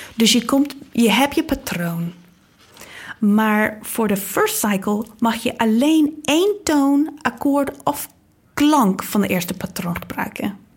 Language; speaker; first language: Dutch; non-native, fluent; English